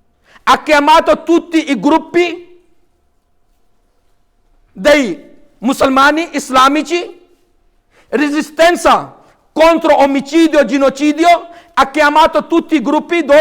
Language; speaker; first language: Italian; non-native, fluent; Urdu